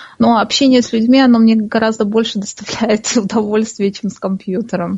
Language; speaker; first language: Russian; native; Russian